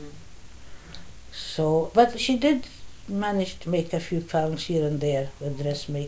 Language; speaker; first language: English; non-native, fluent; Polish